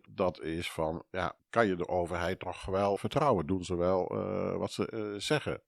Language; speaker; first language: Dutch; native; Dutch